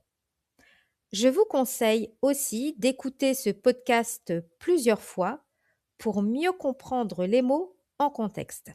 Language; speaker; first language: French; native; French